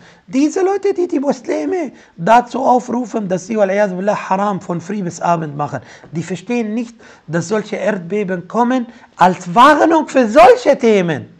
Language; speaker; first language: German; non-native, fluent; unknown